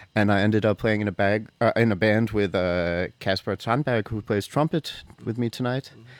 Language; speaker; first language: English; native; English